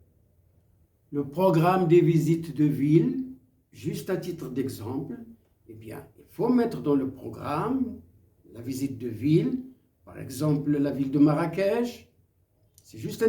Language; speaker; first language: French; non-native, local second language; Arabic